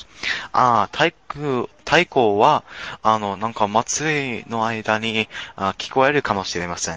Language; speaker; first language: Japanese; non-native, learner; English